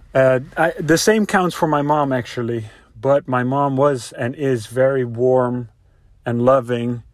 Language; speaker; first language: English; non-native, fluent; Dutch